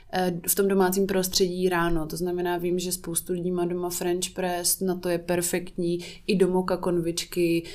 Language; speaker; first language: Czech; native; Czech